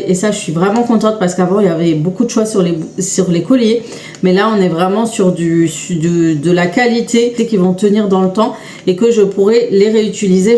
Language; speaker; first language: French; native; French